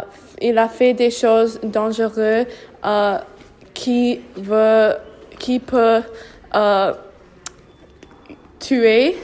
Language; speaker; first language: French; non-native, learner; English